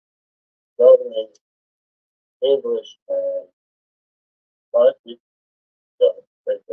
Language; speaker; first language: English; non-native, learner; Spanish